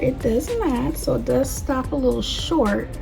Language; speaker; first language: English; native; English